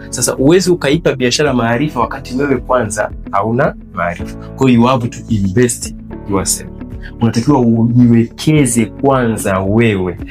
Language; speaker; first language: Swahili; native; Swahili